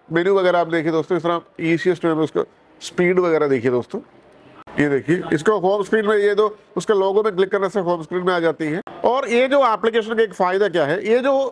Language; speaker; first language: Hindi; non-native, local second language; Malayalam